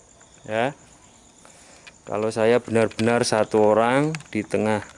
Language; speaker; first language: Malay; non-native, local second language; Javanese